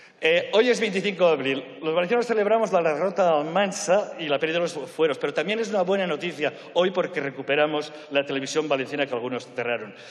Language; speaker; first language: Spanish; non-native, local second language; Catalan